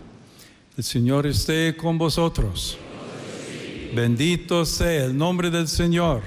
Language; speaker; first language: Spanish; non-native, fluent; English